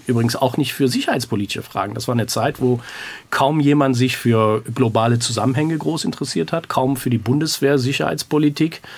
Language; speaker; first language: German; early bilingual, other home language; Persian